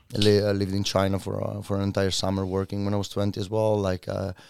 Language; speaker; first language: English; non-native, fluent; Italian